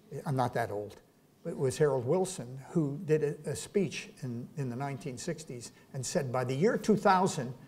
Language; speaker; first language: English; native; English